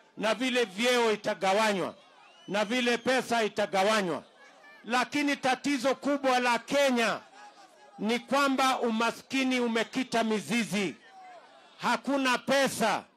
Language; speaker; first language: Swahili; non-native, local second language; Kalenjin